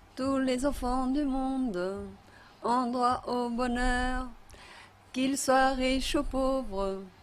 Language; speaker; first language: French; non-native, fluent; Portuguese